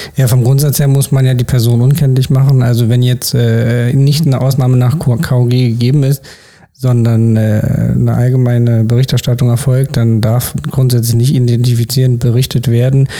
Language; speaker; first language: German; native; German